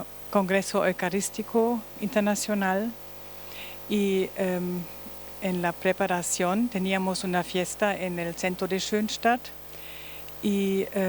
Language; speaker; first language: Spanish; non-native, learner; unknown